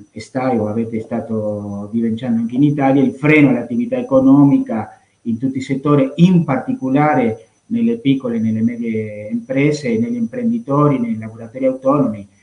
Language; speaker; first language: Italian; non-native, fluent; Spanish